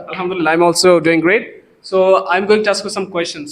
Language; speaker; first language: English; non-native, local second language; Bangla